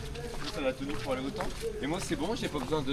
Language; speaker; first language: French; native; French